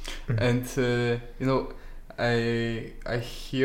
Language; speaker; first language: English; non-native, learner; Polish